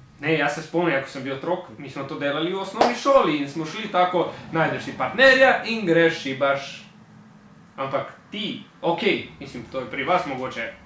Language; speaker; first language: Slovenian; early bilingual, other home language; Serbian